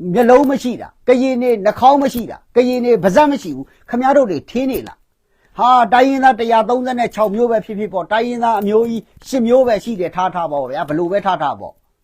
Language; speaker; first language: Burmese; non-native, local second language; Kachin